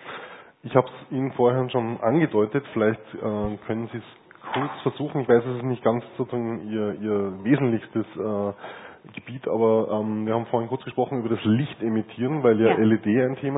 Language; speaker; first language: German; native; German